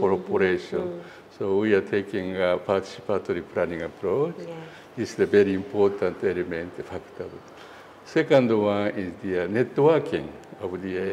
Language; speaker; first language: English; non-native, learner; Japanese